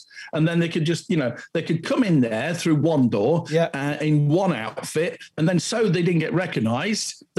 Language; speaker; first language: English; native; English